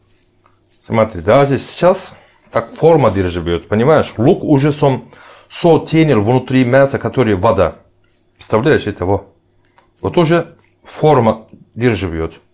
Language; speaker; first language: Russian; non-native, learner; Turkish